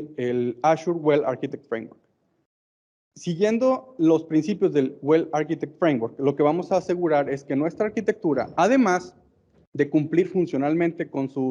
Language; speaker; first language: Spanish; native; Spanish